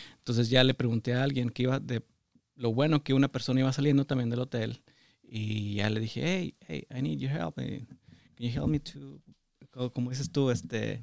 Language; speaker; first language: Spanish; native; Spanish